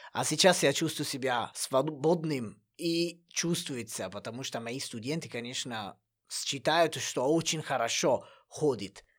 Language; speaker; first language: Russian; non-native, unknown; Italian